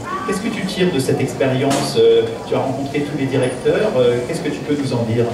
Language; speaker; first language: French; native; French